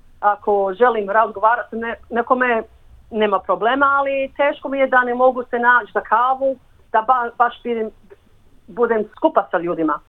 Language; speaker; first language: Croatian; early bilingual, heritage; English